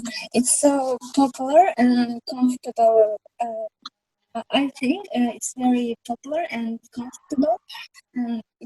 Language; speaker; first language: English; non-native, learner; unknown